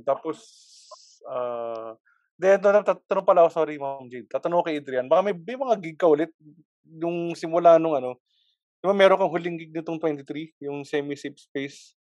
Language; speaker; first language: Filipino; native; Filipino